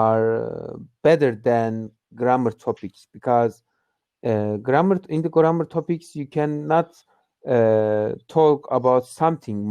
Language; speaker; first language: English; non-native, learner; Turkish